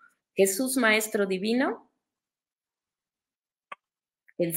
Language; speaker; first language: Spanish; native; Spanish